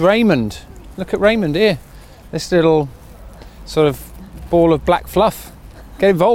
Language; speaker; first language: English; native; English